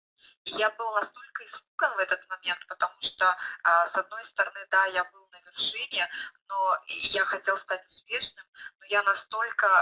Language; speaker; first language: Russian; native; Russian